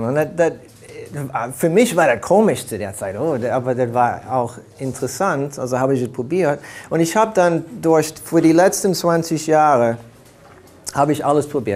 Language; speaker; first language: German; early bilingual, heritage; German